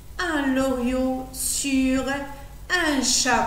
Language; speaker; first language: French; non-native, local second language; Arabic